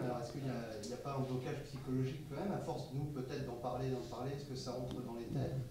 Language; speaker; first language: French; native; French